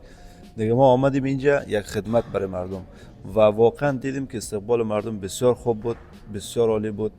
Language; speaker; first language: Persian; native; Persian